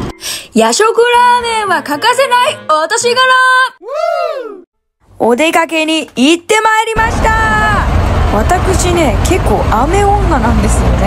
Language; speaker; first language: Japanese; native; Japanese